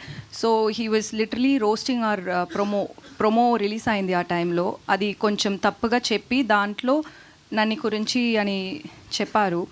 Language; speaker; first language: Telugu; non-native, learner; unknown